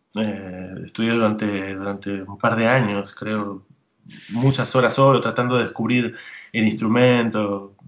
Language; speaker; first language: Spanish; native; Spanish